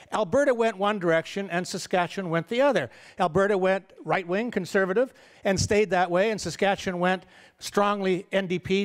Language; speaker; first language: English; native; English